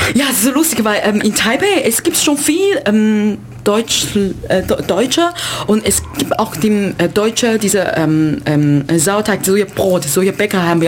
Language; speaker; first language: German; non-native, learner; Chinese